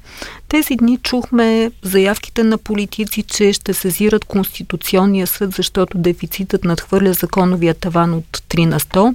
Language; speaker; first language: Bulgarian; native; Bulgarian